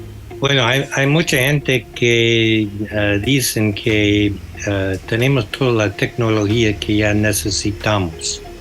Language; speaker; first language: Spanish; non-native, fluent; English